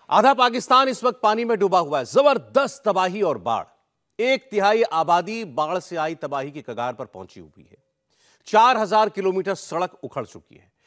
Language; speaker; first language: Hindi; native; Hindi